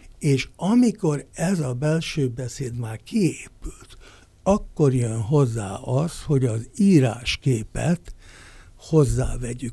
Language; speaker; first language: Hungarian; native; Hungarian